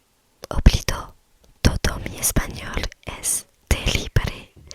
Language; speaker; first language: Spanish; non-native, learner; French